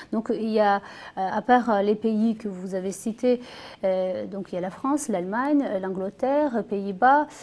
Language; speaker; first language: French; non-native, fluent; Azerbaijani